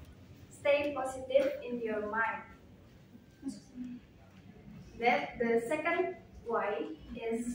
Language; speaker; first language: English; non-native, learner; Indonesian